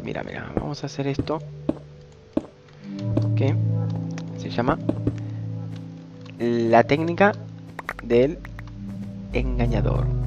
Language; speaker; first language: Spanish; native; Spanish